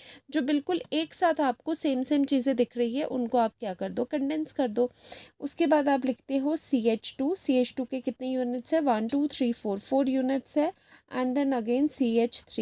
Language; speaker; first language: Hindi; native; Hindi